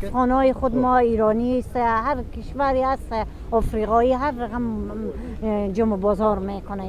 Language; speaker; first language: Persian; native; Persian